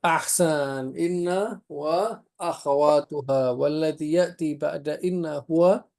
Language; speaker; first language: Arabic; non-native, fluent; Indonesian